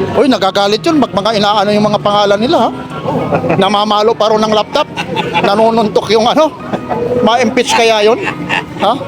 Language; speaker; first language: Filipino; non-native, local second language; Waray